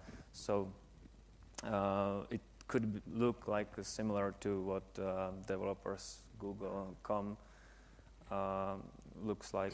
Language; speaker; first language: English; non-native, fluent; Czech